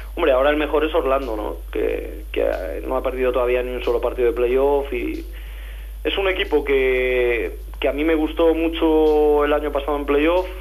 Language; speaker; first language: Spanish; native; Spanish